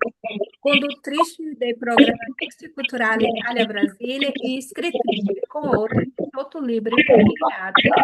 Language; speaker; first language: Italian; early bilingual, heritage; Portuguese